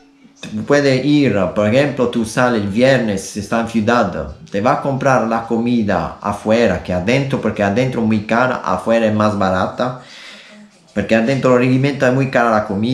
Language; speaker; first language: Spanish; non-native, learner; Italian